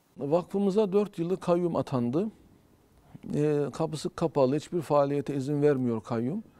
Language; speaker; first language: Turkish; native; Turkish